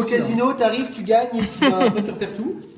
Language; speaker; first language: French; native; French